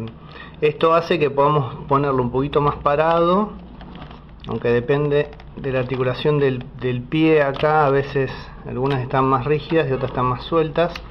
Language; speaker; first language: Spanish; native; Spanish